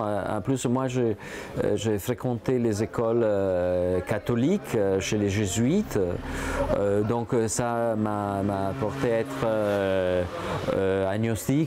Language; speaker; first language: French; non-native, fluent; Italian